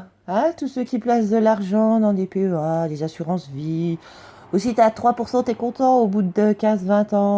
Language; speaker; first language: French; native; French